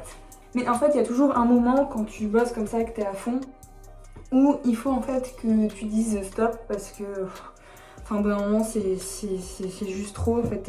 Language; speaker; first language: French; native; French